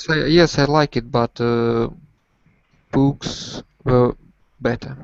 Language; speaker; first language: English; non-native, learner; Russian